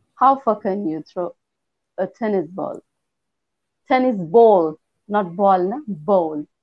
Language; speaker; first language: English; non-native, local second language; Hindi